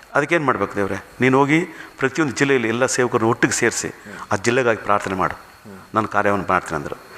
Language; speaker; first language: Kannada; non-native, local second language; Tamil